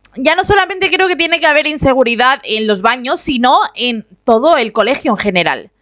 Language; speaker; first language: Spanish; native; Spanish